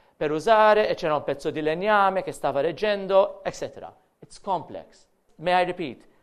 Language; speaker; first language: Italian; non-native, fluent; Maltese